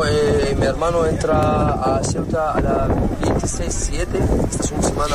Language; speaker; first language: Spanish; non-native, learner; Arabic